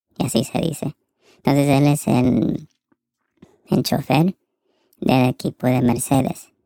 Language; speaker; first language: Spanish; early bilingual, heritage; Spanish